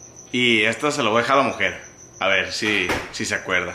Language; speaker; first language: Spanish; early bilingual, heritage; Spanish